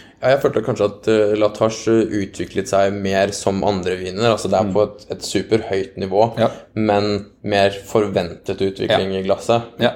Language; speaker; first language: Norwegian; native; Norwegian